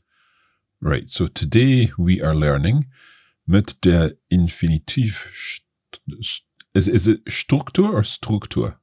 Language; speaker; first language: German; non-native, learner; English